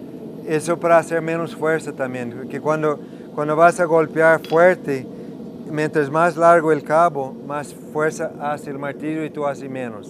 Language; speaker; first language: Spanish; non-native, fluent; English